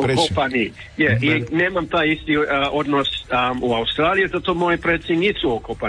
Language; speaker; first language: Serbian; early bilingual, heritage; English